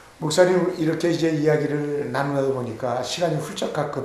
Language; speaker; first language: Korean; native; Korean